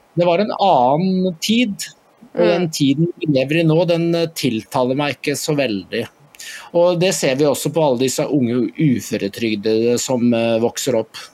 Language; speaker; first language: Norwegian; native; Norwegian